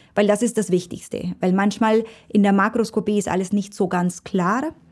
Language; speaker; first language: German; non-native, fluent; Spanish